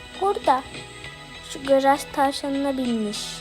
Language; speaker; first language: Turkish; native; Turkish